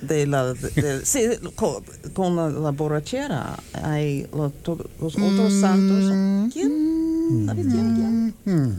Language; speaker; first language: Spanish; non-native, fluent; English